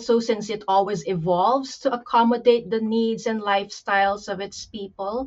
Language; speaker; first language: English; non-native, local second language; Pampanga